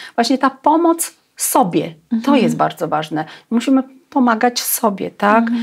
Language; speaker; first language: Polish; non-native, fluent; Russian